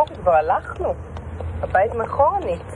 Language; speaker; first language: Hebrew; native; Hebrew